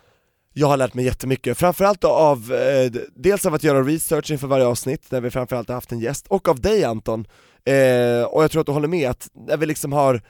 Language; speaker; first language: Swedish; native; Swedish